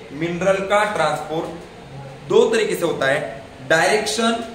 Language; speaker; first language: Hindi; non-native, local second language; Marathi